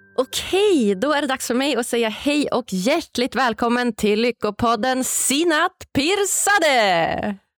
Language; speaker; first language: Swedish; native; Swedish